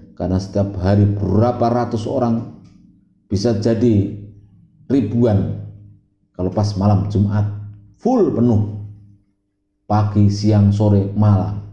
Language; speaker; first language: Indonesian; non-native, local second language; Javanese